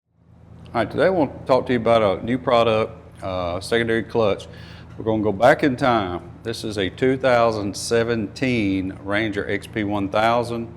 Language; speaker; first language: English; native; English